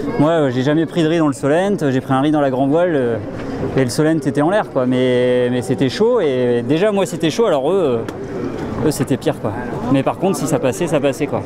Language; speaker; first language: French; native; French